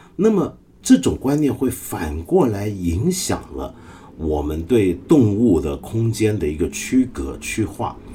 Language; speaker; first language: Chinese; non-native, local second language; Cantonese